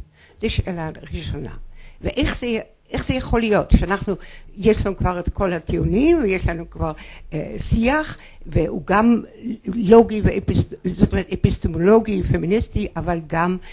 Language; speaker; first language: Hebrew; non-native, fluent; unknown